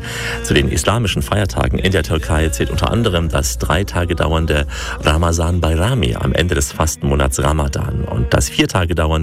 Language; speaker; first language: German; native; German